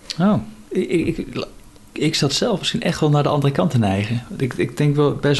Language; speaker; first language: Dutch; native; Dutch